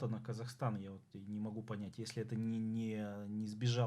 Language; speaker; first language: Russian; native; Russian